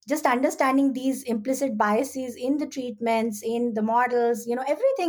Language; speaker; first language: English; non-native, local second language; Hindi